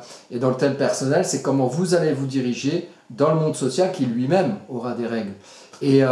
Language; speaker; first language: French; native; French